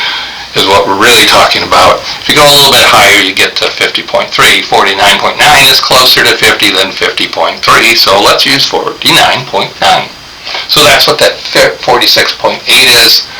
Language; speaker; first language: English; native; English